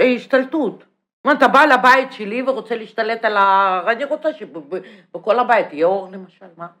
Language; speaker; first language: Hebrew; non-native, fluent; Russian